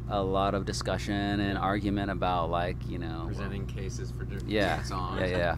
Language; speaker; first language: English; native; English